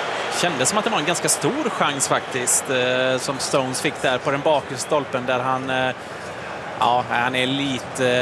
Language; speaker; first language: Swedish; native; Swedish